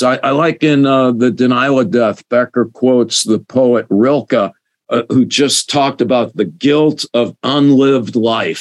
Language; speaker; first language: English; native; English